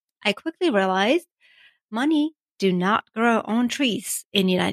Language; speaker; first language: English; non-native, fluent; Armenian